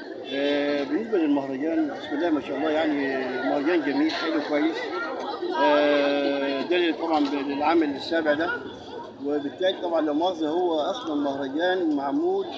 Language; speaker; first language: Arabic; native; Arabic